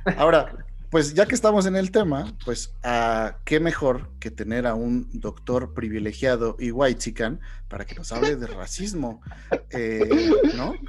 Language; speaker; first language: Spanish; native; Spanish